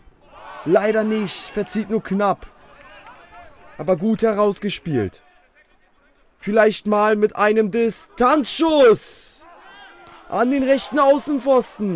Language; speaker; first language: German; native; German